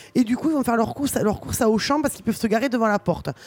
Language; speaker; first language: French; native; French